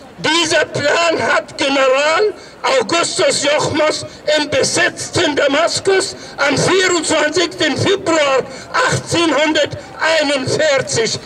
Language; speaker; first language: German; non-native, fluent; Arabic